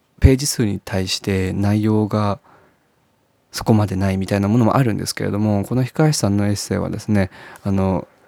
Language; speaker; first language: Japanese; native; Japanese